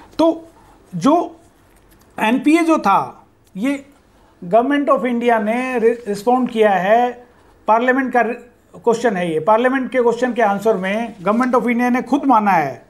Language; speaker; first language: Hindi; native; Hindi